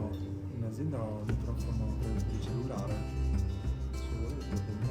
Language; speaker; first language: Italian; native; Italian